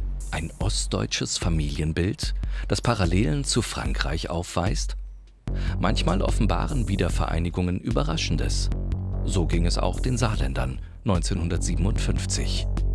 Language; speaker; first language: German; native; German